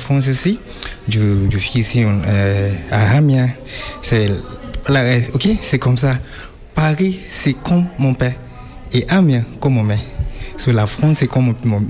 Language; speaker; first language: French; non-native, learner; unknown